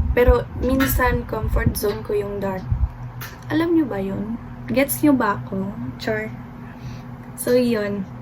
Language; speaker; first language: Filipino; non-native, local second language; Cebuano